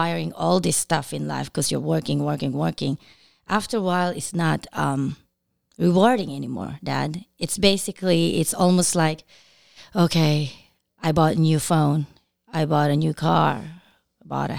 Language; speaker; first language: English; non-native, local second language; Filipino